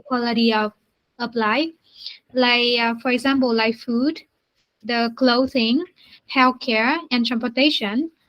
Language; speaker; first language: English; non-native, learner; Vietnamese